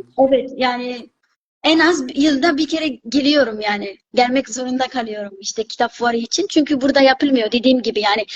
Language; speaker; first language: Turkish; non-native, fluent; Arabic